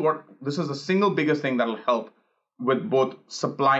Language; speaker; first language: English; non-native, local second language; Hindi